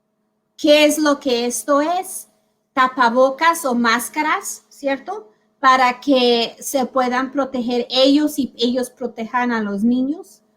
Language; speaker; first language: Spanish; early bilingual, heritage; Spanish